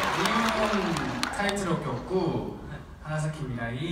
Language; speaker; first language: Japanese; non-native, learner; Korean